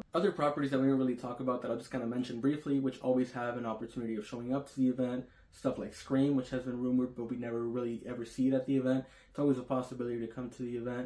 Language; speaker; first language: English; native; English